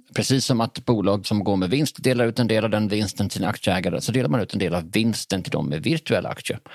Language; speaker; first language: Swedish; native; Swedish